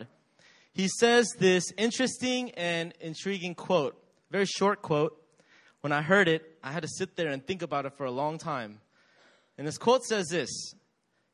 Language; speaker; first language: English; native; English